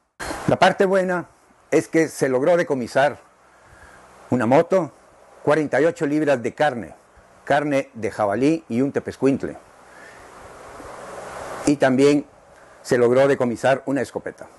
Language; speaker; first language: Spanish; native; Spanish